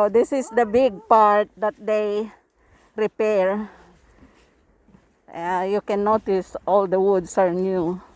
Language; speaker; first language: English; non-native, local second language; Filipino